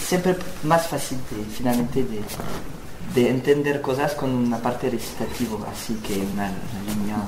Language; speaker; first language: Spanish; non-native, learner; French